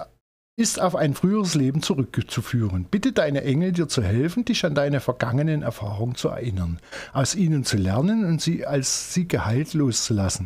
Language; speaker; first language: German; native; German